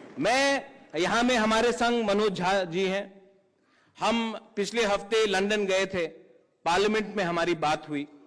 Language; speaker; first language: Hindi; non-native, local second language; Kok Borok